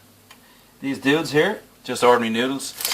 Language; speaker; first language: English; native; English